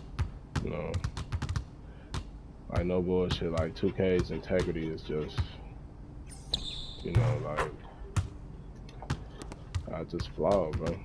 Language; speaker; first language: English; native; English